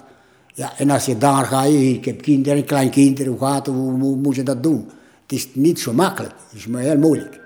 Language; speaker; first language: Dutch; non-native, learner; Italian